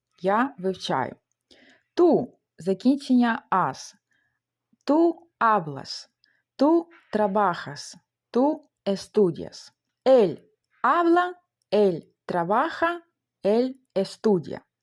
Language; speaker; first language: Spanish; non-native, fluent; Ukrainian